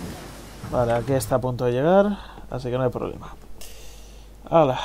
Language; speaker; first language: Spanish; native; Spanish